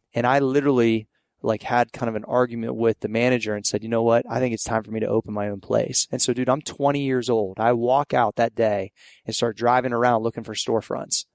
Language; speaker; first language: English; native; English